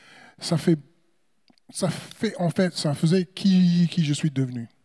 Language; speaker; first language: French; non-native, fluent; English